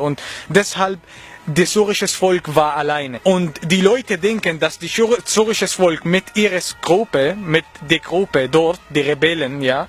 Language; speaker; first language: German; non-native, learner; Arabic